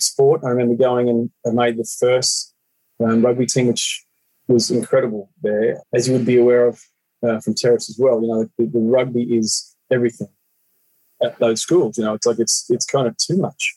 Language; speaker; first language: English; native; English